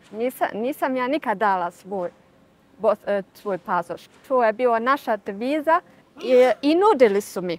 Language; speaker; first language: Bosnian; early bilingual, heritage; Bosnian